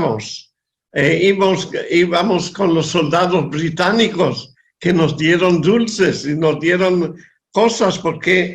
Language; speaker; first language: Spanish; non-native, fluent; Hebrew